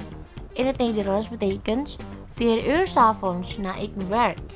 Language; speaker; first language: Dutch; non-native, fluent; Indonesian